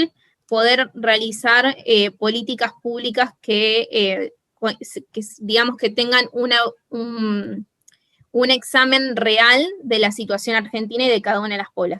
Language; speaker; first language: Spanish; native; Spanish